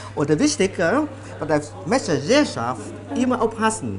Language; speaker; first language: German; non-native, learner; Vietnamese